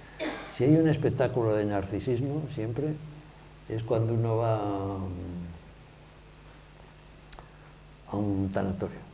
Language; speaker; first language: Spanish; native; Spanish